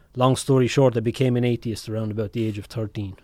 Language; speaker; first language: English; native; English